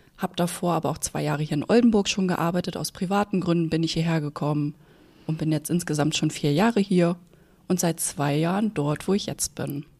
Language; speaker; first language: German; native; German